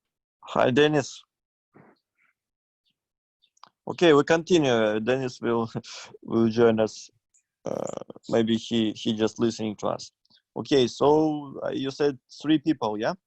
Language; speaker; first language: English; non-native, fluent; Russian